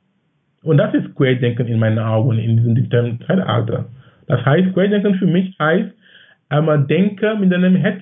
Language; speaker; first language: German; non-native, fluent; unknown